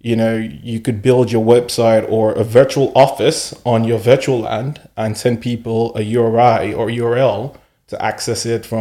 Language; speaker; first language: English; non-native, local second language; Yoruba